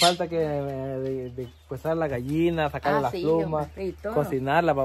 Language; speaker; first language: Spanish; native; Spanish